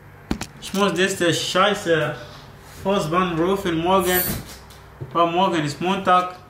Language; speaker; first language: German; non-native, learner; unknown